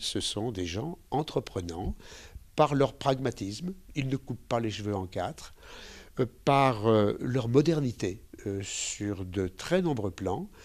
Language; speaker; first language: French; native; French